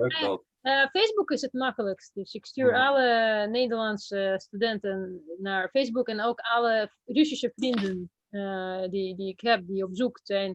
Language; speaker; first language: Dutch; non-native, fluent; Russian